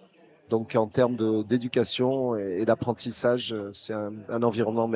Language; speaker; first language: French; native; French